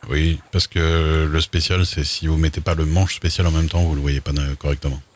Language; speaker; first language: French; native; French